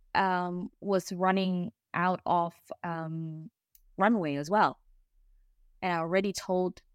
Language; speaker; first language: English; non-native, fluent; Indonesian